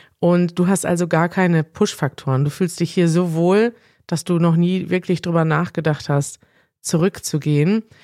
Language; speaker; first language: German; native; German